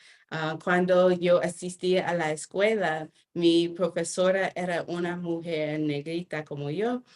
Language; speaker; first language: Spanish; non-native, fluent; English